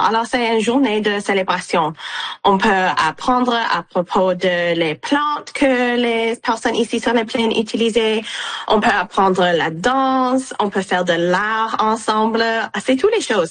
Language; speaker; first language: French; non-native, local second language; English